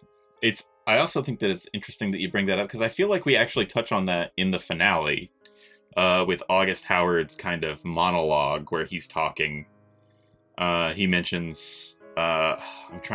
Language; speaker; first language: English; native; English